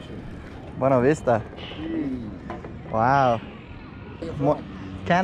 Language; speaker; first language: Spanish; non-native, learner; English